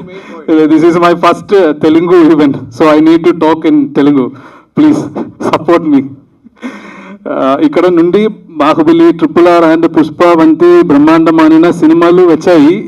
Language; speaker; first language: Telugu; non-native, learner; Malayalam